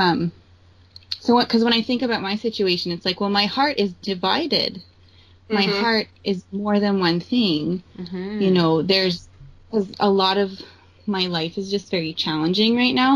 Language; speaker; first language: English; native; English